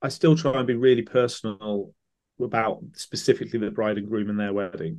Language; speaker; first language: English; native; English